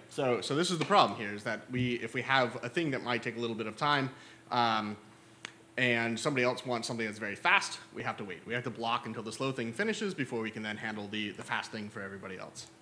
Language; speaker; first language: English; native; English